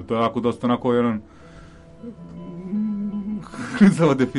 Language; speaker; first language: Serbian; native; Serbian